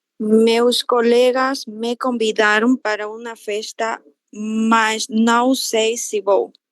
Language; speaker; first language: Portuguese; non-native, learner; Spanish